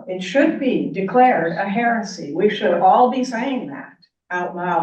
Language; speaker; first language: English; native; English